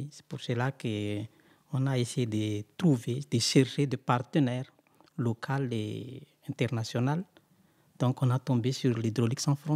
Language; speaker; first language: French; non-native, local second language; Malagasy